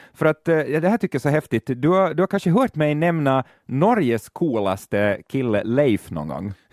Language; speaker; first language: Swedish; native; Swedish